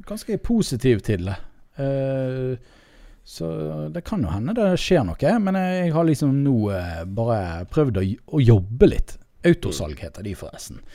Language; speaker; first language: Norwegian; native; Norwegian